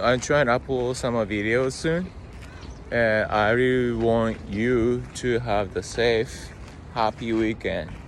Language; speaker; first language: English; non-native, learner; Japanese